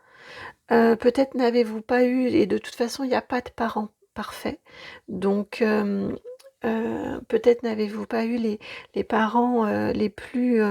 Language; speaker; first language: French; native; French